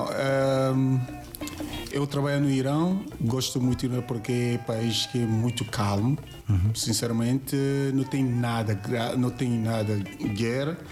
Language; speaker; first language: Portuguese; non-native, learner; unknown